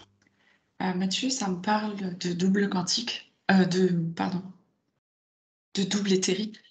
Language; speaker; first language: French; native; French